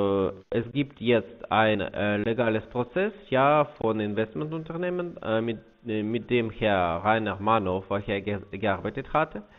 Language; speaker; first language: German; non-native, fluent; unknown